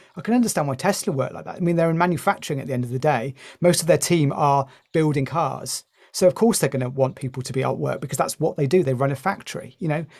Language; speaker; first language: English; native; English